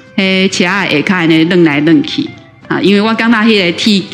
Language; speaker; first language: Chinese; native; Chinese